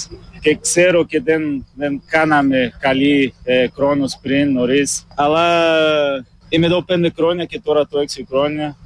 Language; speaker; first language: Greek; non-native, learner; Portuguese